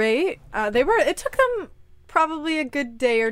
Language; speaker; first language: English; native; English